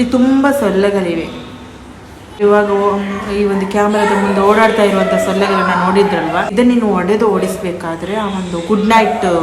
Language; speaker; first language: Kannada; non-native, local second language; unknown